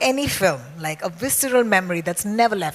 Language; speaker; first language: English; non-native, local second language; Hindi